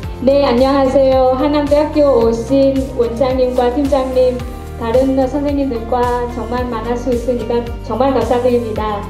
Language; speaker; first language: Korean; non-native, learner; Vietnamese